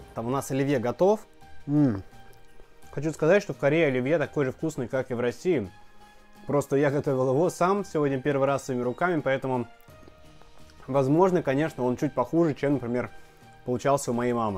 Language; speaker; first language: Russian; native; Russian